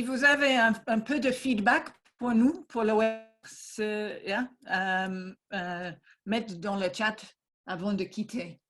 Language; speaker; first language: French; non-native, fluent; English